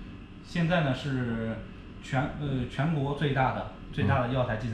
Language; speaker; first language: Chinese; native; Chinese